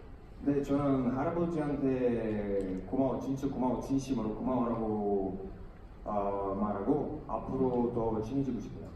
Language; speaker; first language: Korean; non-native, learner; Bulgarian